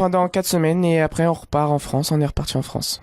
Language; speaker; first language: French; native; French